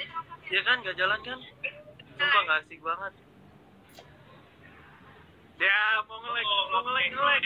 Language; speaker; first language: Indonesian; native; Indonesian